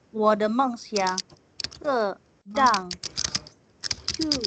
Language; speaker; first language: Chinese; non-native, learner; Indonesian